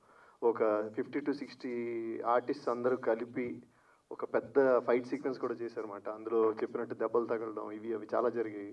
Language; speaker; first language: Telugu; native; Telugu